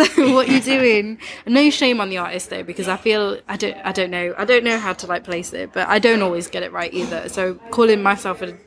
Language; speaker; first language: English; early bilingual, other home language; Hindi